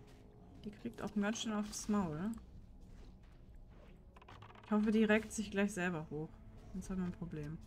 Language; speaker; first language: German; native; German